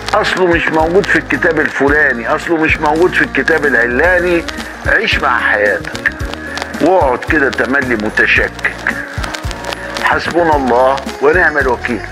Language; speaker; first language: Arabic; native; Arabic